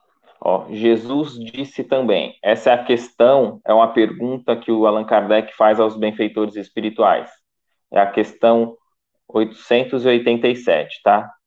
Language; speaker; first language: Portuguese; native; Portuguese